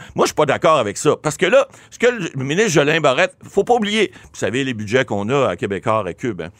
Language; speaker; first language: French; native; French